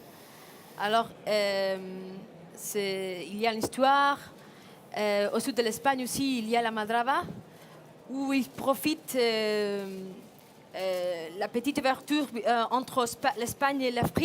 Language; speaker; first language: French; non-native, fluent; Spanish